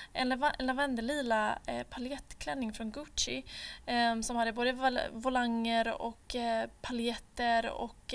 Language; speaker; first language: Swedish; native; Swedish